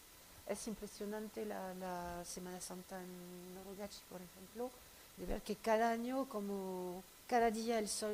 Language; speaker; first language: Spanish; non-native, fluent; French